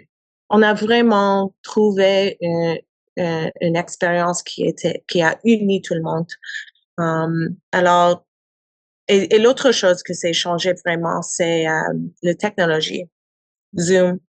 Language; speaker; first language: French; non-native, learner; English